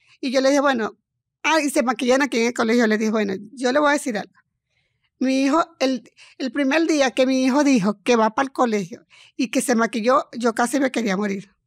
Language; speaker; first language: Spanish; native; Spanish